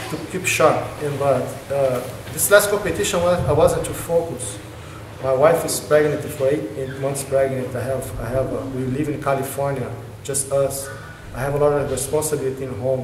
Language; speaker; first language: English; non-native, learner; Portuguese